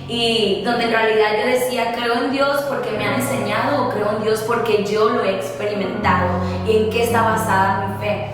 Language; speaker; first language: Spanish; early bilingual, other home language; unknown